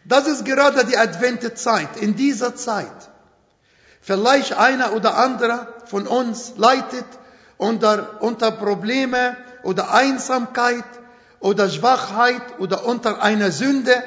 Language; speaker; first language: German; non-native, fluent; Arabic